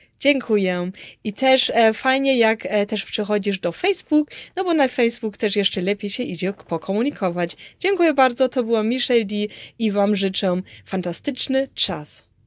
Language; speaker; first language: Polish; early bilingual, heritage; Polish